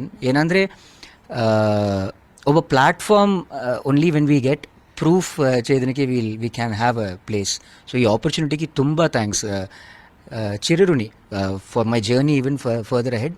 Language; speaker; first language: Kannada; non-native, learner; Malayalam